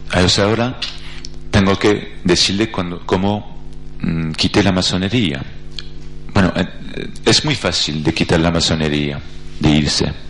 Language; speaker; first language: Spanish; non-native, fluent; French